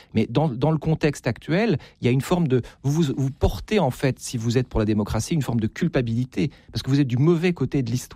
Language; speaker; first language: French; native; French